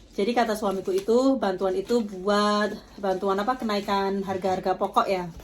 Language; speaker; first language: Indonesian; native; Indonesian